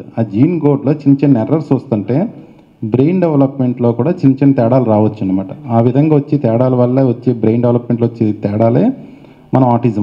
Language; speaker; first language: Telugu; native; Telugu